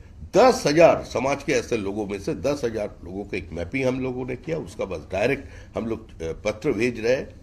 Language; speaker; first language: Hindi; non-native, local second language; Bangla